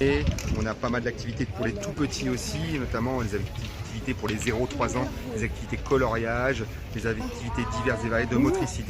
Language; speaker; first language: French; native; French